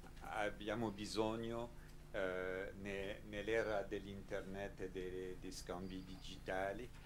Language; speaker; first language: Italian; non-native, learner; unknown